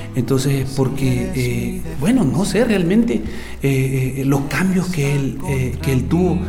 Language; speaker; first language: Spanish; native; Spanish